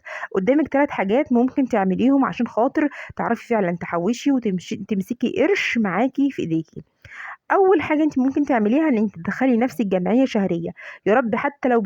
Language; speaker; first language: Arabic; native; Arabic